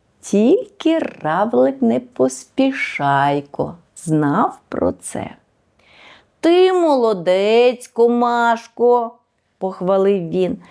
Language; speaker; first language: Ukrainian; native; Ukrainian